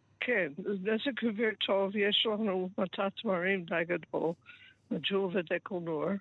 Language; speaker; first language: Hebrew; non-native, fluent; English